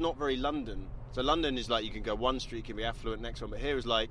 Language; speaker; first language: English; native; English